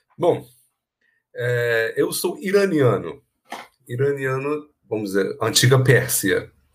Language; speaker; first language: Portuguese; non-native, fluent; Persian